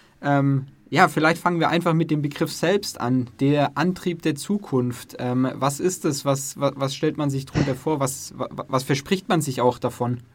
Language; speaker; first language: German; native; German